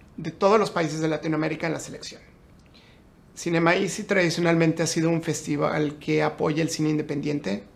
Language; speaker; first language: Spanish; native; Spanish